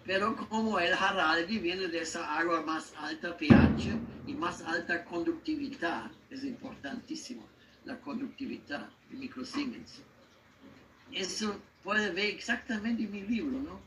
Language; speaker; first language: Spanish; non-native, learner; German